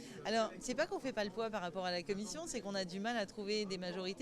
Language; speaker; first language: French; native; French